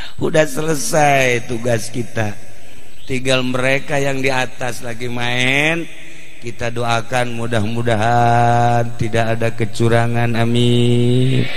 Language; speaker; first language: Indonesian; non-native, local second language; Sundanese